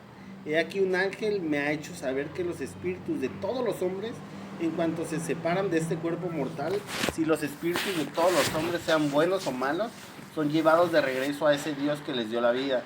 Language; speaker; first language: Spanish; native; Spanish